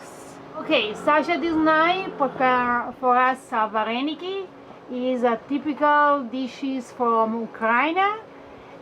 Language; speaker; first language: English; non-native, learner; Spanish